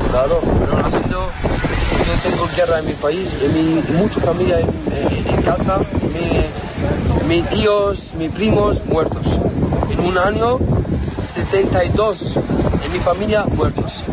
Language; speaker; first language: Spanish; non-native, learner; Arabic